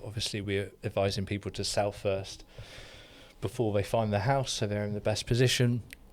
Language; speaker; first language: English; native; English